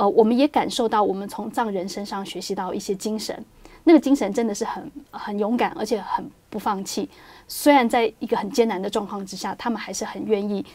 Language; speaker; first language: Chinese; native; Chinese